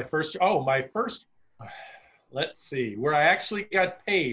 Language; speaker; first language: English; native; English